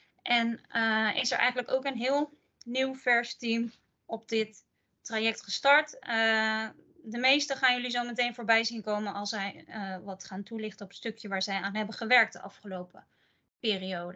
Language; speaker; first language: Dutch; native; Dutch